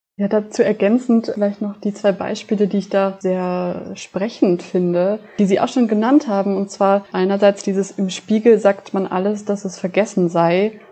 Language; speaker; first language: German; native; German